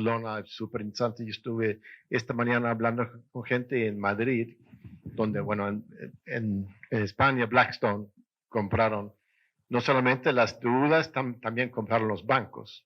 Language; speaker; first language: Spanish; non-native, fluent; Swedish